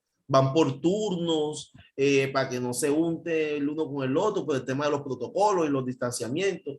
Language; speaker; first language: Spanish; native; Spanish